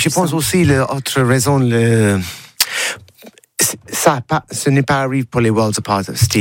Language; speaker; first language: French; non-native, learner; English